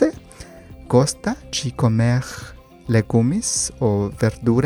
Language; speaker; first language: Portuguese; non-native, learner; Spanish